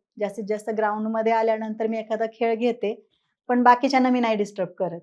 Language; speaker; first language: Marathi; native; Marathi